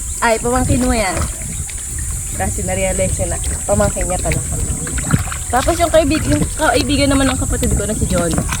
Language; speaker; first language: Filipino; non-native, local second language; Bikol